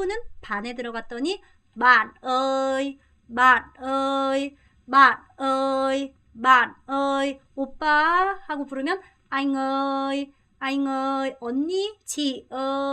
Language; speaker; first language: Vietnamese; non-native, fluent; Korean